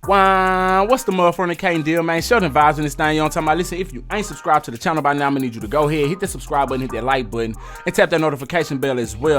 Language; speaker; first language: English; native; English